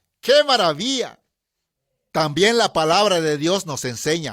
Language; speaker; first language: Spanish; native; Spanish